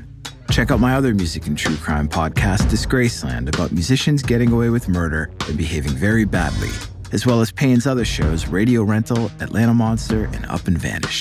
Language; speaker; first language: English; native; English